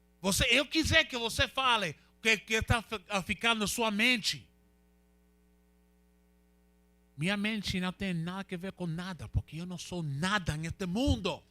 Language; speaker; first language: Portuguese; non-native, learner; Spanish